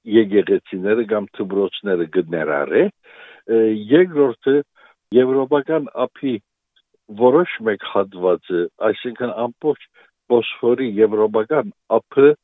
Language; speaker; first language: Armenian; native; Armenian